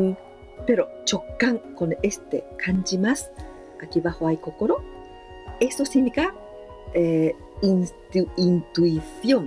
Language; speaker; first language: Spanish; non-native, fluent; Japanese